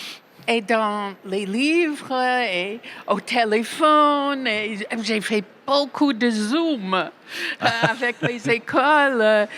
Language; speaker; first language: French; non-native, fluent; English